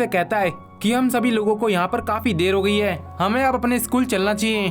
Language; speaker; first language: Hindi; native; Hindi